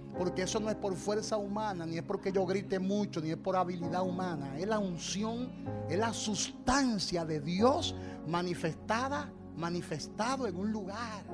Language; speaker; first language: Spanish; native; Spanish